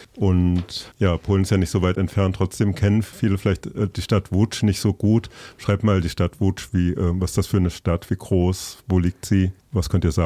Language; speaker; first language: German; native; German